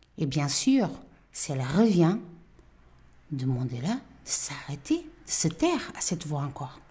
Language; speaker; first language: French; non-native, fluent; Portuguese